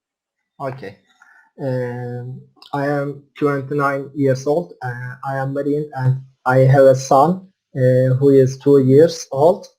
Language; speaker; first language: English; non-native, learner; Turkish